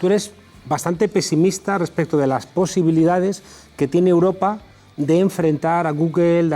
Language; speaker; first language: Spanish; native; Spanish